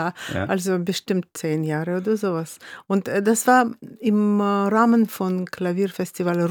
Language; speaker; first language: German; non-native, fluent; Russian